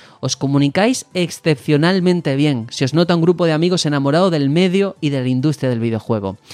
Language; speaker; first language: Spanish; native; Spanish